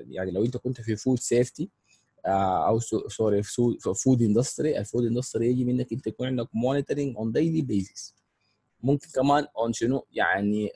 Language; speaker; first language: Arabic; native; Arabic